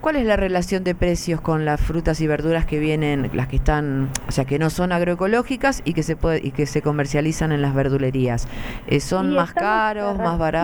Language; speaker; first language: Spanish; native; Spanish